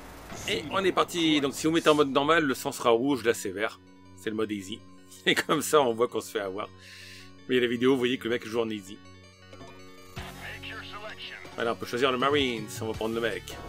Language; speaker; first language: French; native; French